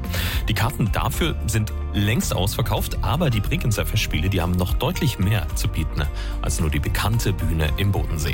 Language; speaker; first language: German; native; German